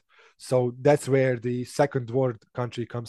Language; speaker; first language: English; non-native, fluent; Serbian